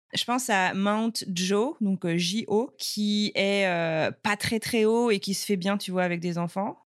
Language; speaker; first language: French; native; French